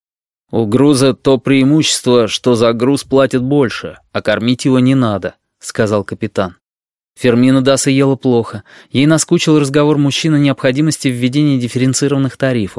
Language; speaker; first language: Russian; native; Russian